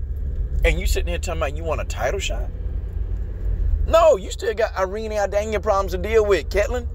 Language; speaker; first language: English; native; English